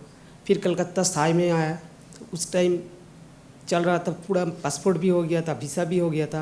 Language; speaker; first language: Hindi; non-native, local second language; Bangla